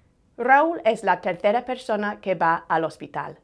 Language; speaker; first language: Spanish; non-native, fluent; English